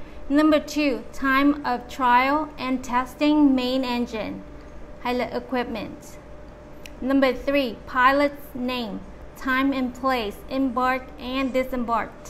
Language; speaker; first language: English; non-native, fluent; Vietnamese